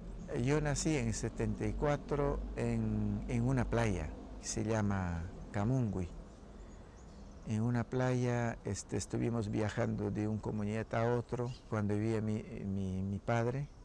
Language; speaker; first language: Spanish; non-native, local second language; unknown